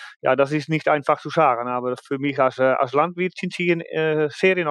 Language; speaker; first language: German; non-native, learner; Dutch